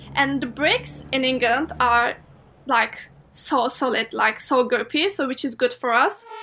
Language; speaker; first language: English; non-native, fluent; Turkish